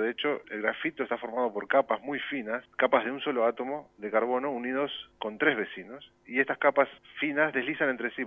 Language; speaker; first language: Spanish; native; Spanish